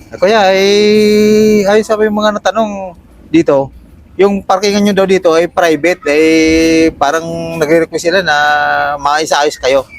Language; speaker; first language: Filipino; native; Filipino